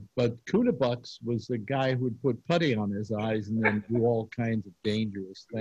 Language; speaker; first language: English; native; English